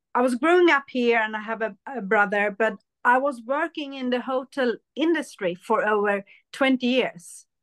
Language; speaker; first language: English; early bilingual, other home language; Hindi